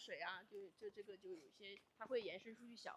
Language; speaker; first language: Chinese; native; Chinese